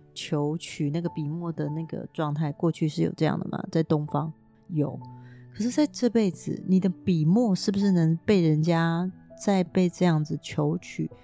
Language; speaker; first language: Chinese; native; Chinese